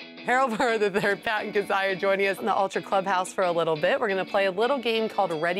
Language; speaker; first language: English; native; English